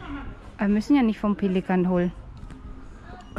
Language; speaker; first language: German; non-native, learner; Filipino